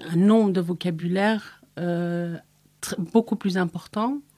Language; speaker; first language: French; non-native, fluent; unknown